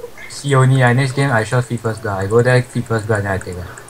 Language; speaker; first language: English; non-native, local second language; Chinese